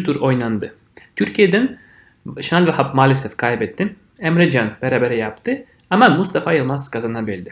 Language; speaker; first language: Turkish; non-native, fluent; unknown